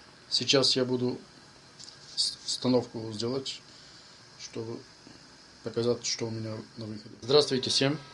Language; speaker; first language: Russian; non-native, learner; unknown